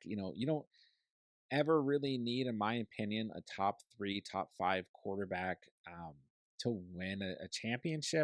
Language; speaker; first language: English; native; English